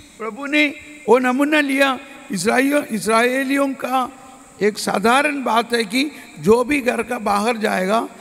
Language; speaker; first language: Hindi; non-native, local second language; Malayalam